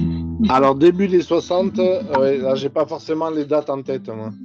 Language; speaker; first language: French; native; French